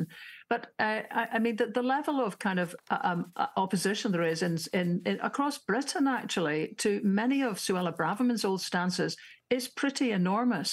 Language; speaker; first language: English; native; English